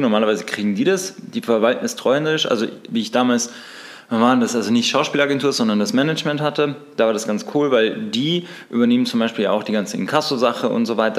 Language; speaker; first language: German; native; German